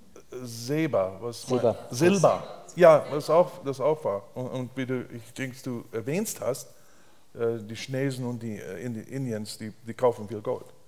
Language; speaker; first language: German; non-native, learner; English